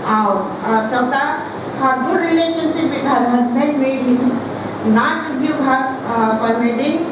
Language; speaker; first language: English; non-native, local second language; Telugu